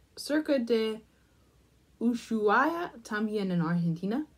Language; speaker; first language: Spanish; non-native, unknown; English